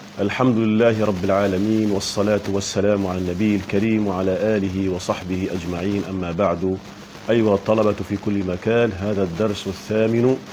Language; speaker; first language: Arabic; native; Arabic